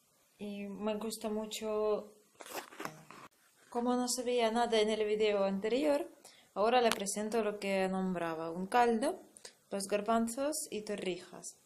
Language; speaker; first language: Spanish; non-native, learner; Russian